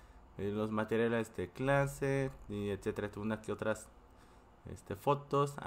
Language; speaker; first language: Spanish; non-native, fluent; Korean